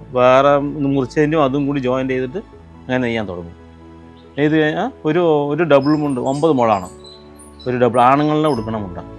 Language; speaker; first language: Malayalam; non-native, local second language; Kannada